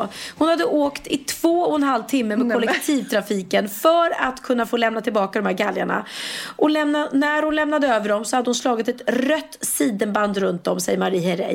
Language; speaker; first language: Swedish; native; Swedish